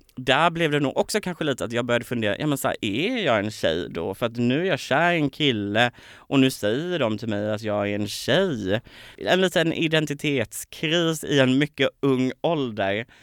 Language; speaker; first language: Swedish; native; Swedish